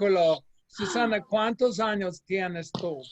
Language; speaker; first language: Spanish; non-native, fluent; English